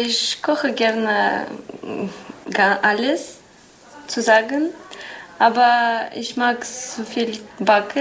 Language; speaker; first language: German; non-native, learner; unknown